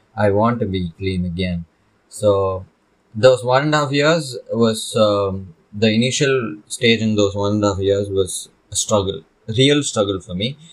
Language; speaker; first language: English; non-native, local second language; Tamil